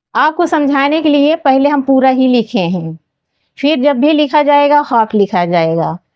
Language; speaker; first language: Hindi; native; Hindi